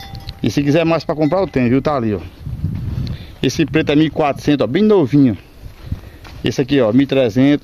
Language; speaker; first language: Portuguese; native; Portuguese